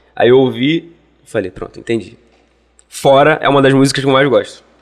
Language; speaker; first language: Portuguese; native; Portuguese